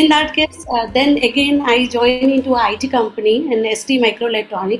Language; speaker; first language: English; non-native, local second language; Odia